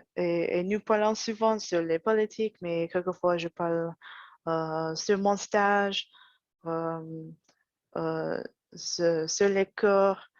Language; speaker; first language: French; non-native, learner; English